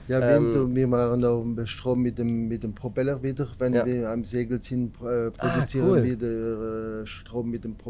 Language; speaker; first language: German; non-native, learner; French